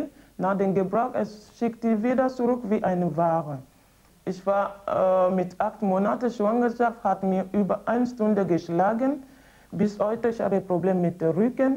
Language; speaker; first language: German; non-native, learner; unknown